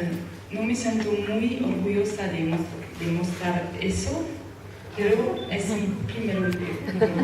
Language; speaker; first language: Spanish; non-native, learner; French